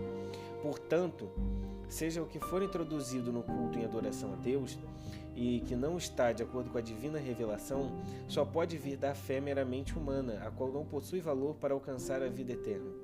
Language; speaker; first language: Portuguese; native; Portuguese